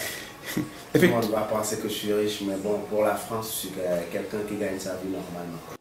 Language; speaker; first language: French; non-native, local second language; Wolof